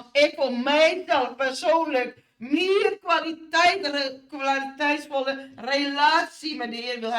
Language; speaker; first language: Dutch; non-native, fluent; Indonesian